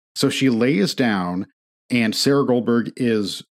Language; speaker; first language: English; native; English